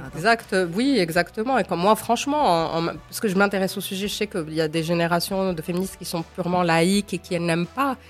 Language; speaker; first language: French; non-native, local second language; Arabic